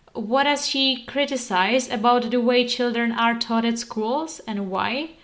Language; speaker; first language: English; non-native, fluent; Czech